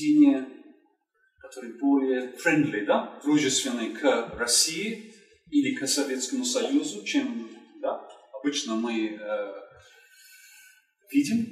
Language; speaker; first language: Russian; non-native, fluent; English